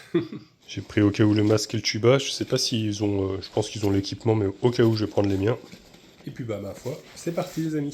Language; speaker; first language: French; native; French